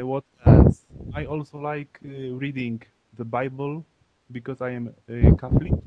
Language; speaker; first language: English; non-native, learner; Polish